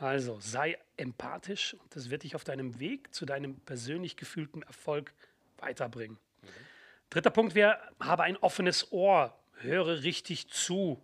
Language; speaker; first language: German; native; German